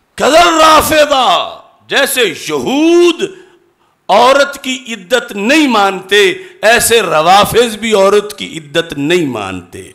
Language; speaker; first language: Urdu; native; Urdu